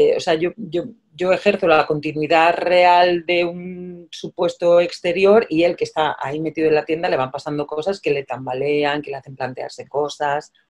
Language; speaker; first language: Spanish; native; Spanish